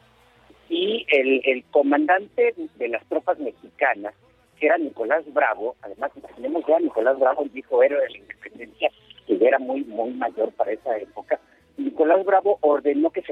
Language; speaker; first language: Spanish; native; Spanish